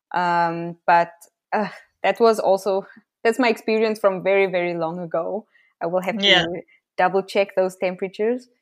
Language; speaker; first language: English; native; English